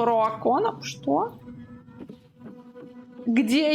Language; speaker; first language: Russian; native; Russian